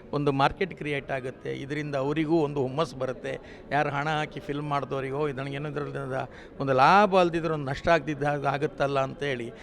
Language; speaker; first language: Kannada; non-native, local second language; Konkani